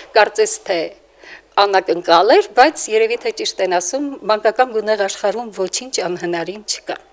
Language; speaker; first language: Armenian; native; Armenian